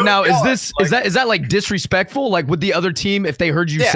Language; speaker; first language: English; native; English